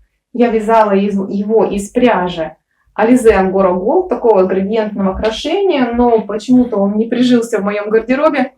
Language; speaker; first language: Russian; native; Russian